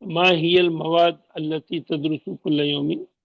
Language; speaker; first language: Arabic; non-native, fluent; Urdu